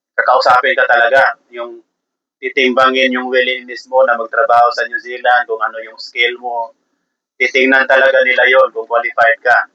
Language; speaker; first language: Filipino; non-native, local second language; Cebuano